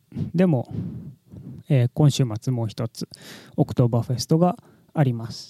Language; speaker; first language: Japanese; native; Japanese